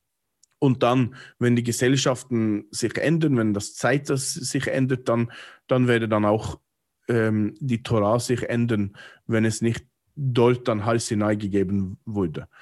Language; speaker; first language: German; non-native, fluent; English